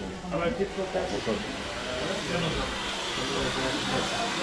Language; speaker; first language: German; non-native, fluent; Armenian